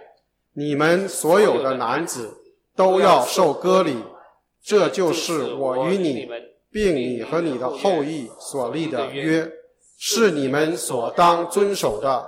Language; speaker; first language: Chinese; native; Chinese